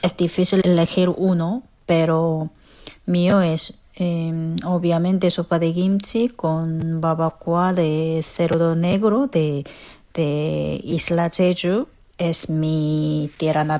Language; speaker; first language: Spanish; non-native, fluent; Korean